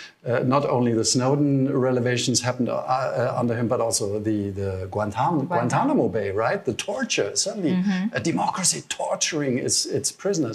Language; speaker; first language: English; non-native, fluent; German